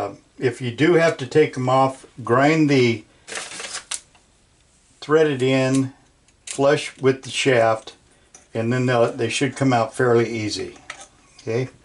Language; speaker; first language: English; native; English